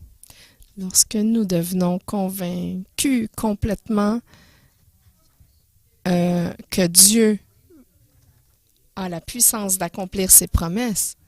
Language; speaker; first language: French; non-native, fluent; English